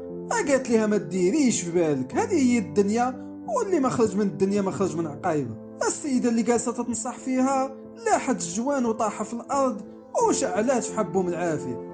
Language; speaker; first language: Arabic; native; Arabic